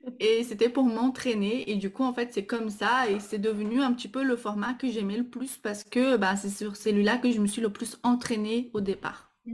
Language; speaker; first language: French; non-native, fluent; Portuguese